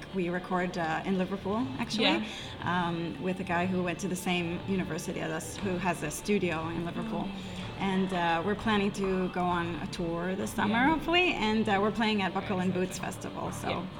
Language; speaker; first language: English; non-native, fluent; Hebrew